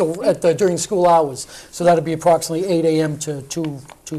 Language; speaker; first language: English; native; English